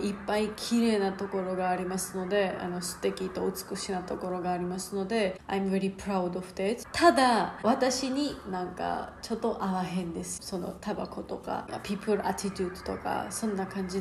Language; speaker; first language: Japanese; non-native, learner; Georgian